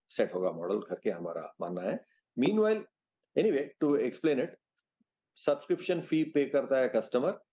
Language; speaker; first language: Hindi; non-native, local second language; Telugu